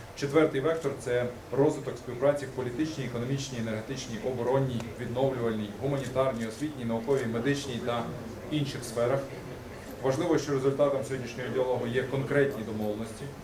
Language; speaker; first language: Ukrainian; native; Ukrainian